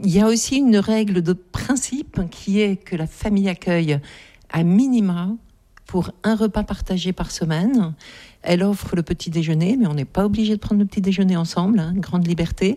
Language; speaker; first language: French; native; French